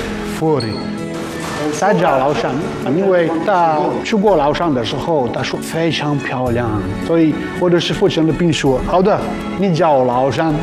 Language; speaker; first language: Chinese; non-native, learner; Italian